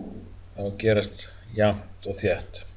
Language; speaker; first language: Icelandic; native; Icelandic